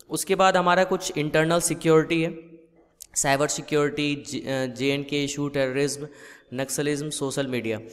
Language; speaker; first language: Hindi; native; Hindi